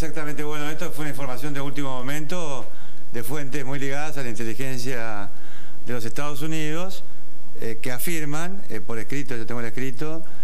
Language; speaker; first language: Spanish; native; Spanish